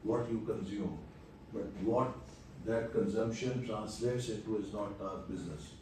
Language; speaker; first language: English; non-native, local second language; Urdu